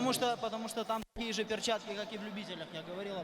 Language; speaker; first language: Russian; native; Russian